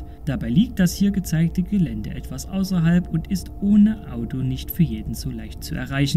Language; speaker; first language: German; native; German